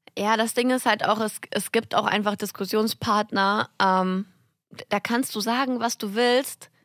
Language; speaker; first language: German; early bilingual, other home language; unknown